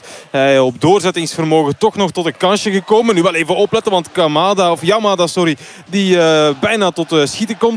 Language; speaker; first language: Dutch; native; Dutch